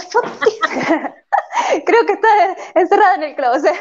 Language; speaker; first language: Spanish; native; Spanish